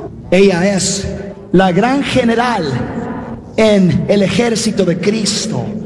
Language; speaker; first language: Spanish; early bilingual, heritage; Spanish